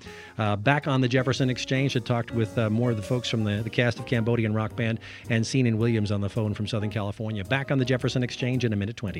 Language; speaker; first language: English; native; English